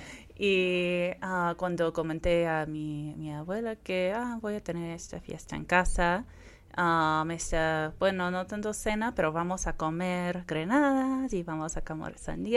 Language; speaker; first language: Spanish; non-native, fluent; English